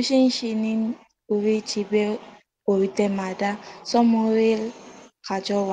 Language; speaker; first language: Korean; non-native, learner; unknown